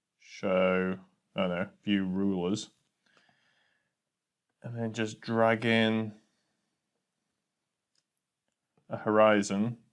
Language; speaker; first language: English; native; English